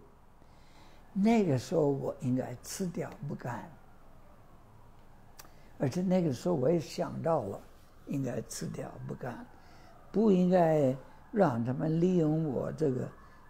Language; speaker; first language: Chinese; non-native, fluent; English